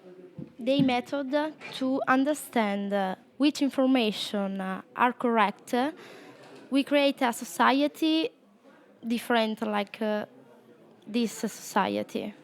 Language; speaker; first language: English; non-native, learner; Italian